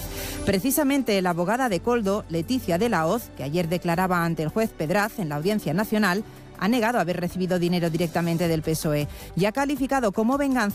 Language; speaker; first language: Spanish; native; Spanish